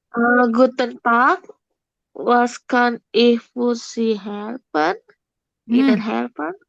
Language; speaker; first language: German; non-native, learner; Indonesian